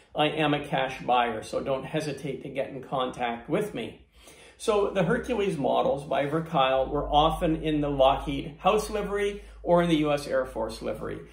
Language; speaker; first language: English; native; English